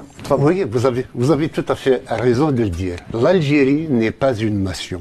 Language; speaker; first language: French; non-native, local second language; Kabyle